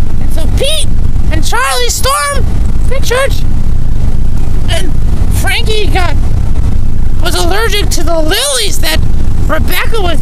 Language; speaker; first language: English; native; English